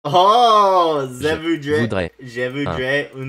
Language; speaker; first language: French; non-native, learner; English